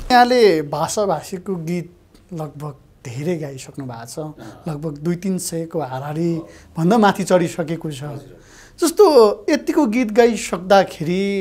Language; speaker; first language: Nepali; native; Nepali